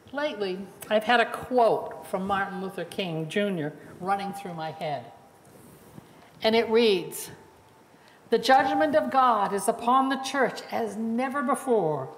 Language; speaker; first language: English; native; English